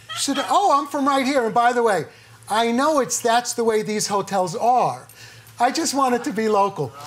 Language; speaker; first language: English; native; English